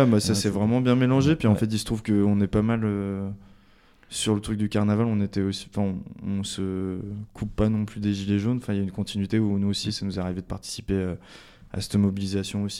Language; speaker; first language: French; native; French